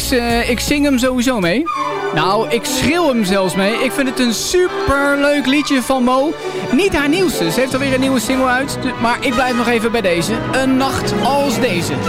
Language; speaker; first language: Dutch; native; Dutch